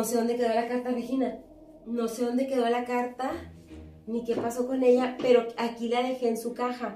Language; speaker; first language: Spanish; native; Spanish